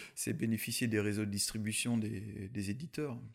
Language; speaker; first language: French; native; French